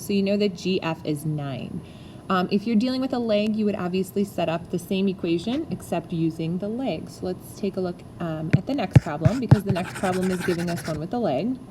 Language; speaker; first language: English; native; English